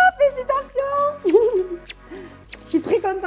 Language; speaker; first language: French; native; French